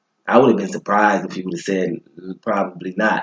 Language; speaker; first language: English; native; English